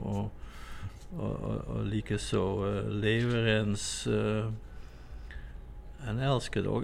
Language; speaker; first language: Swedish; non-native, fluent; Dutch